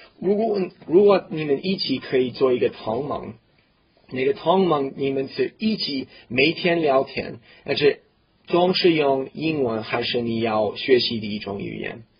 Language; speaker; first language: Chinese; non-native, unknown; English